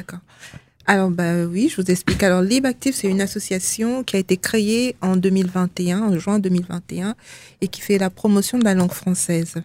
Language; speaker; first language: French; non-native, learner; Russian